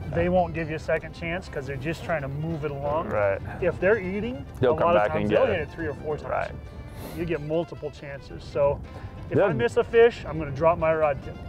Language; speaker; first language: English; native; English